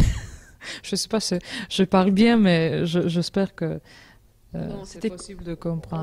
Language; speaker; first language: French; non-native, learner; Georgian